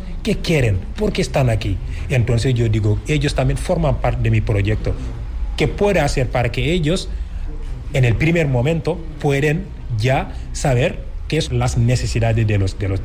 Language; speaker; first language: Spanish; non-native, fluent; Wolof